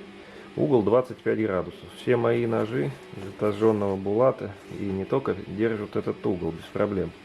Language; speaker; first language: Russian; native; Russian